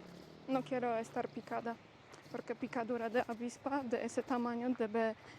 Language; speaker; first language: Spanish; non-native, learner; Polish